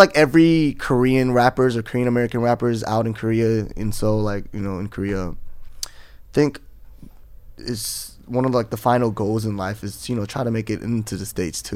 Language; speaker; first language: English; native; English